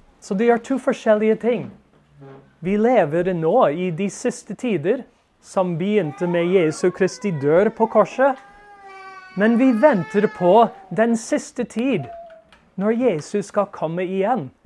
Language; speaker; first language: Norwegian; non-native, fluent; English